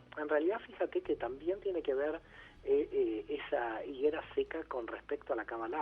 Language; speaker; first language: Spanish; native; Spanish